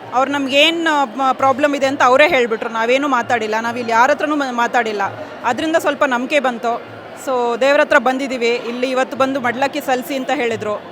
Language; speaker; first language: Kannada; native; Kannada